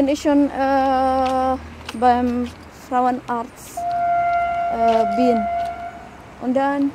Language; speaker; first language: German; non-native, learner; Indonesian